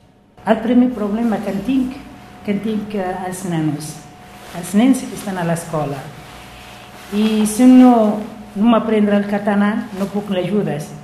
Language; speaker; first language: Catalan; non-native, learner; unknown